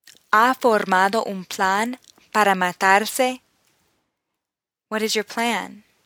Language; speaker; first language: Spanish; non-native, fluent; English